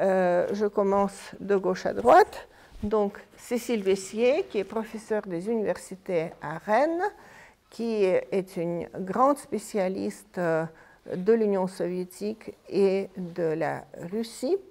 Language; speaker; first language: French; non-native, fluent; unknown